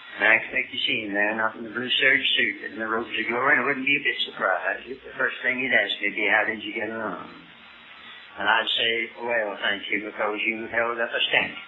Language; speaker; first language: English; native; English